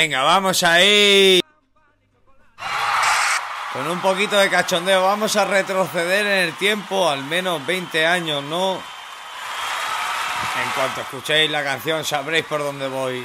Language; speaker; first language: Spanish; native; Spanish